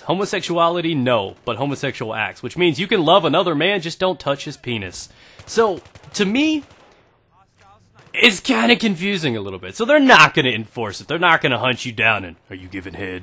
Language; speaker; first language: English; native; English